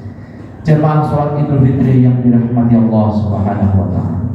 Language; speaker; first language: Indonesian; native; Indonesian